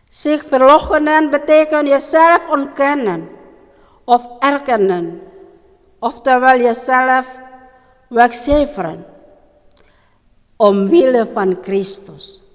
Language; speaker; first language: Dutch; non-native, learner; Indonesian